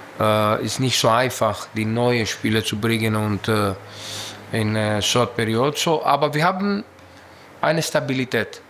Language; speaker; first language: German; non-native, learner; Greek